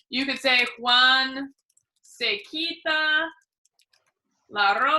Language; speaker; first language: Spanish; non-native, fluent; English